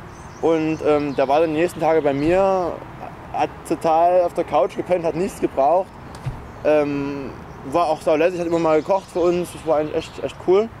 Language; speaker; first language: German; native; German